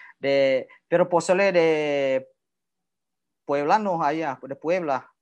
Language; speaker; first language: Spanish; non-native, learner; Indonesian